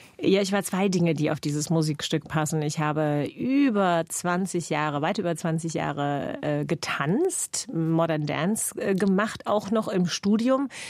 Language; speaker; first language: German; non-native, fluent; English